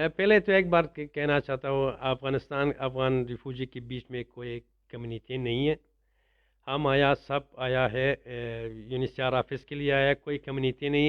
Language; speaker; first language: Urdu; non-native, learner; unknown